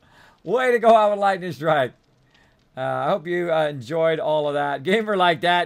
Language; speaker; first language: English; native; English